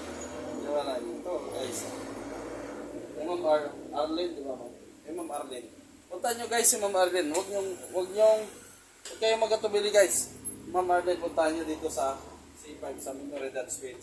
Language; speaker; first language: Filipino; native; Filipino